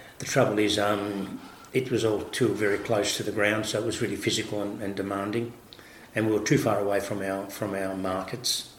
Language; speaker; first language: English; early bilingual, other home language; Italian